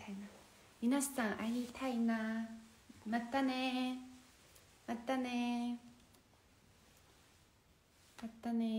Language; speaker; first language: Japanese; non-native, learner; Chinese